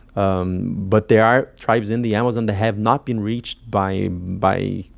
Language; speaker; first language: English; non-native, fluent; Portuguese